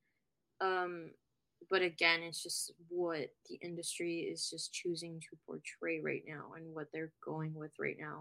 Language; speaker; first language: English; native; English